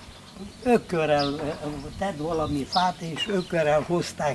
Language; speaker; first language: Hungarian; non-native, local second language; Romanian